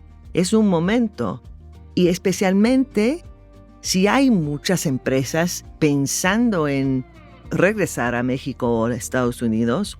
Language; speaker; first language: Spanish; non-native, fluent; English